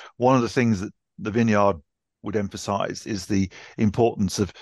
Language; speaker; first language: English; native; English